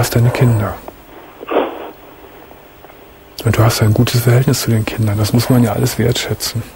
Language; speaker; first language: German; native; German